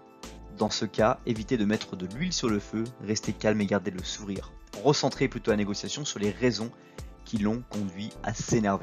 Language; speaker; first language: French; native; French